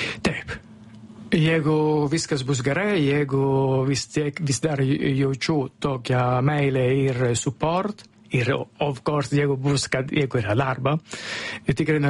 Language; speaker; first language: Lithuanian; non-native, learner; Italian